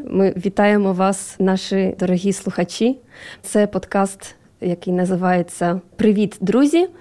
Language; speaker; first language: Ukrainian; non-native, local second language; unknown